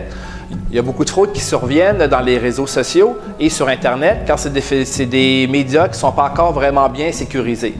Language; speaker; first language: French; native; French